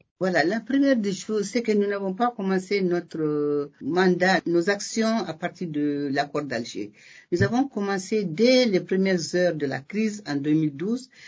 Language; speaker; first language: French; non-native, local second language; Bambara